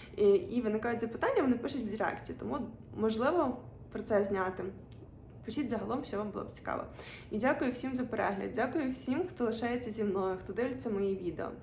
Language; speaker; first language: Ukrainian; non-native, local second language; Russian